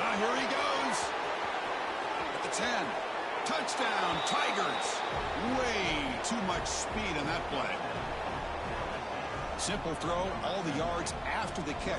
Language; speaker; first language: English; native; English